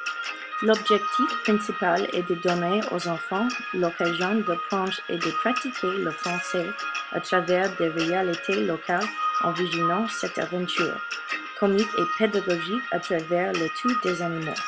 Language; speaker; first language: French; non-native, learner; English